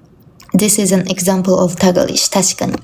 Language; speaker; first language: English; non-native, learner; Japanese